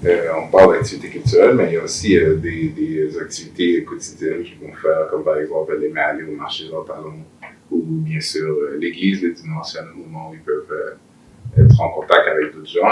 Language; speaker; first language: French; early bilingual, other home language; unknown